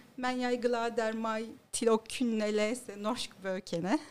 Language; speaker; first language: Norwegian; non-native, learner; Turkish